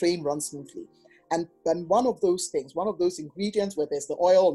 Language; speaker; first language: English; non-native, local second language; Akan